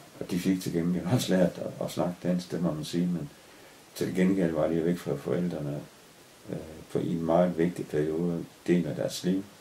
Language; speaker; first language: Danish; native; Danish